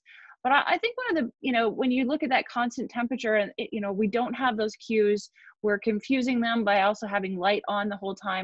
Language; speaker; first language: English; native; English